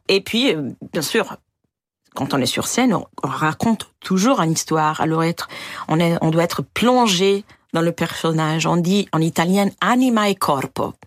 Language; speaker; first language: French; non-native, fluent; Italian